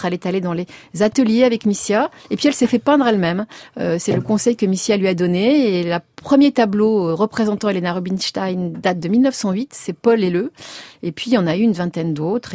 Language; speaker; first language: French; native; French